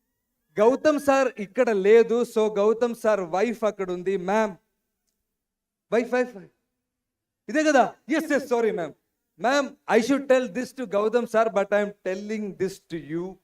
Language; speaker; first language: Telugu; non-native, learner; Malayalam